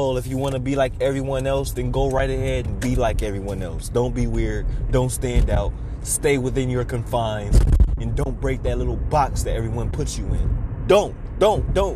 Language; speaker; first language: English; native; English